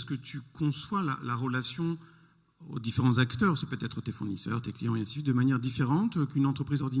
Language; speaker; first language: French; native; French